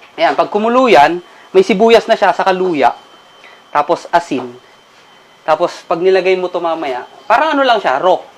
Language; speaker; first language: Filipino; non-native, local second language; Iloko